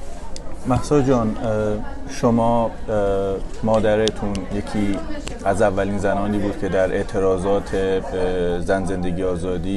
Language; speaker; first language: Persian; native; Persian